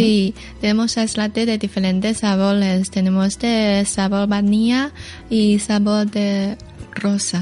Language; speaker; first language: Spanish; non-native, learner; Chinese